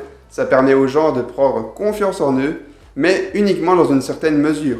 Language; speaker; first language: French; native; French